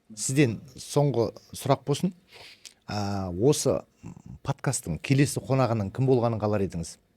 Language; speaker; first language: Kazakh; early bilingual, heritage; Kazakh